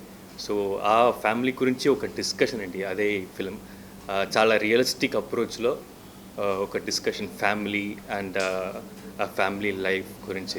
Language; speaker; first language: Telugu; non-native, fluent; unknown